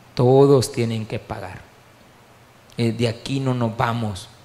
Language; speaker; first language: Spanish; native; Spanish